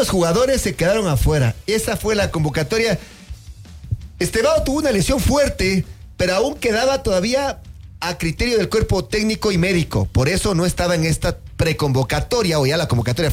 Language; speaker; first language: Spanish; native; Spanish